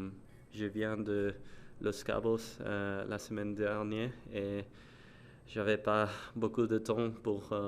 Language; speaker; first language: French; non-native, learner; English